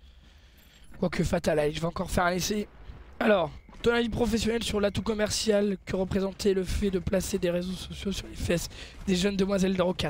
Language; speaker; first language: French; native; French